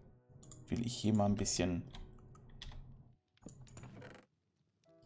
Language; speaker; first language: German; native; German